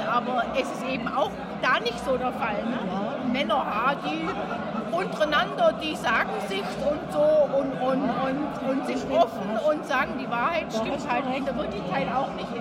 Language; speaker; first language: German; native; German